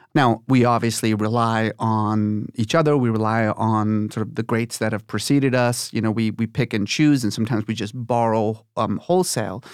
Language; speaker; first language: English; early bilingual, other home language; Persian